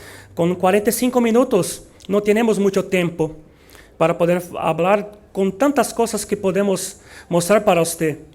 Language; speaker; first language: Spanish; non-native, learner; Portuguese